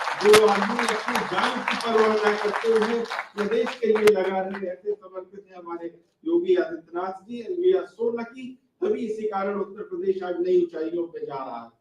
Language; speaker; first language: Hindi; native; Hindi